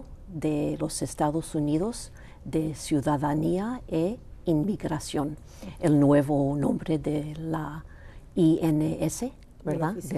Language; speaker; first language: Spanish; non-native, local second language; Greek